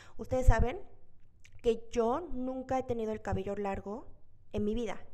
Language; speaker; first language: Spanish; early bilingual, other home language; Korean